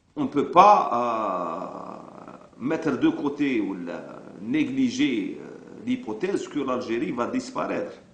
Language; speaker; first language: French; non-native, local second language; Arabic